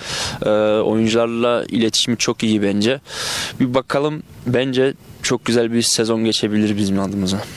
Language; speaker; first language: Turkish; early bilingual, other home language; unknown